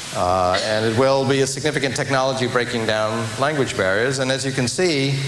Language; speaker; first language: English; native; English